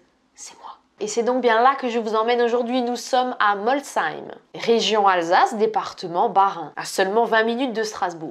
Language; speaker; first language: French; native; French